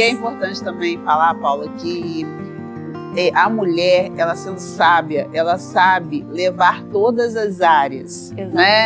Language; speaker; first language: Portuguese; native; Portuguese